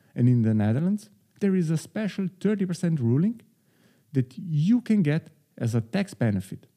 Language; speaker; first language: English; non-native, fluent; Slovenian